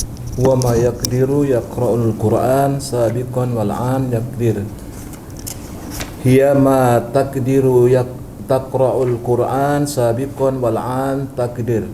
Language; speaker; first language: Arabic; non-native, learner; Indonesian